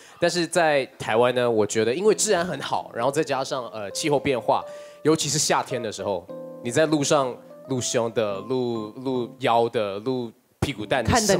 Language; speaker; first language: Chinese; native; Chinese